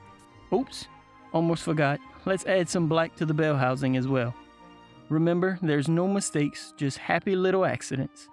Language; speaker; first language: English; native; English